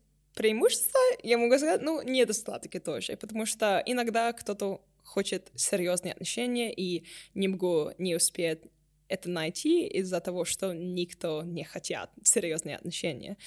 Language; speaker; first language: Russian; non-native, learner; English